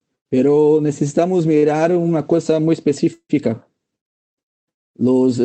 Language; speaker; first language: Spanish; non-native, fluent; Portuguese